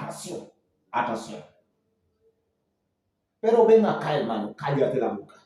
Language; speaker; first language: Spanish; non-native, fluent; Haitian Creole